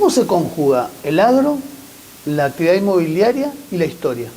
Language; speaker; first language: Spanish; native; Spanish